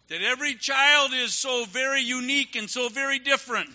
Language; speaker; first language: English; native; English